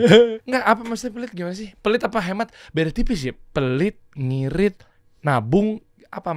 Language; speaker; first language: Indonesian; native; Indonesian